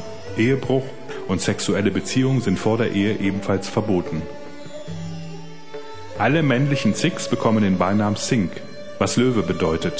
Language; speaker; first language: German; native; German